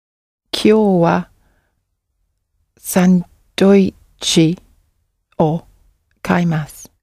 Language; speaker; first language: Japanese; non-native, learner; English